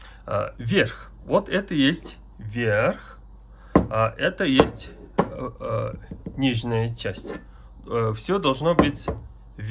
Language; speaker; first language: Russian; non-native, learner; Mongolian